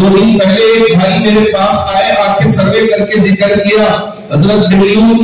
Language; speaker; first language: Urdu; native; Urdu